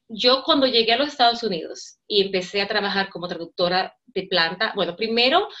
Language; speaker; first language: Spanish; native; Spanish